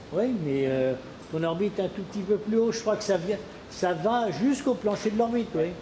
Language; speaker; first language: French; native; French